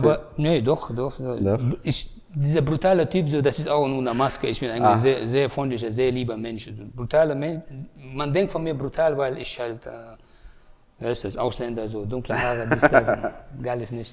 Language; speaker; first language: German; native; German